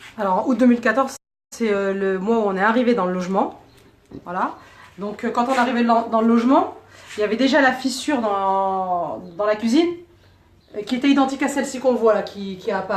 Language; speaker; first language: French; native; French